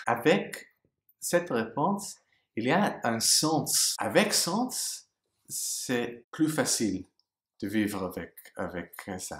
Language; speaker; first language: French; non-native, learner; English